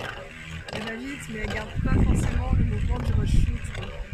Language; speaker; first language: French; native; French